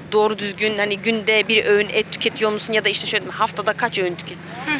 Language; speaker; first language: Turkish; native; Turkish